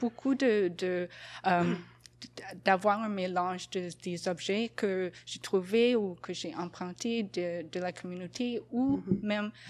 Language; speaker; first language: French; non-native, fluent; English